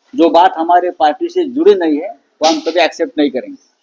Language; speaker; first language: Hindi; non-native, local second language; Marathi